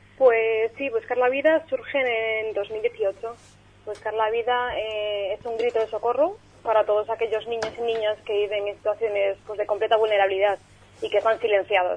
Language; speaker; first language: Spanish; native; Spanish